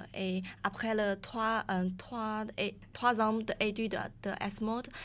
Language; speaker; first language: French; non-native, learner; Chinese